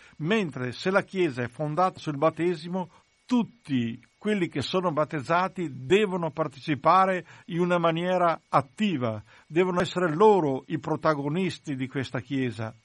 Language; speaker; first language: Italian; native; Italian